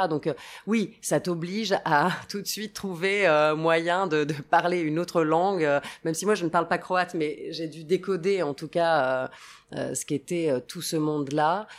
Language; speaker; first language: French; non-native, fluent; Italian